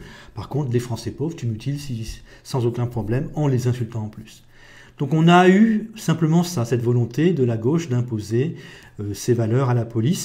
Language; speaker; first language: French; native; French